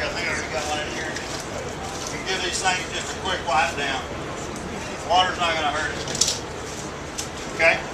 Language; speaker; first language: English; native; English